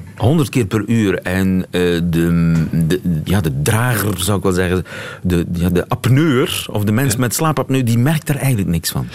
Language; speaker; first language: Dutch; native; Dutch